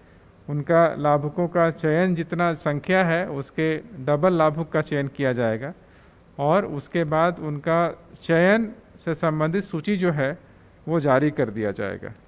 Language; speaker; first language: Hindi; native; Hindi